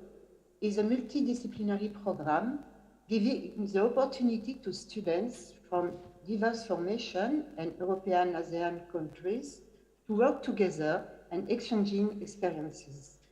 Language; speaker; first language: English; non-native, fluent; French